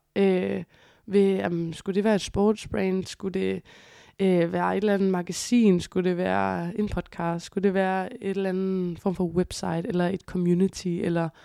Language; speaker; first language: Danish; native; Danish